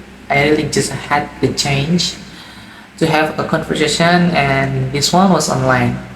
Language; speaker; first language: English; non-native, learner; Indonesian